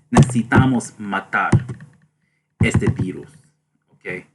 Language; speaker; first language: Spanish; non-native, learner; English